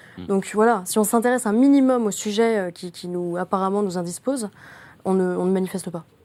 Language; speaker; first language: French; native; French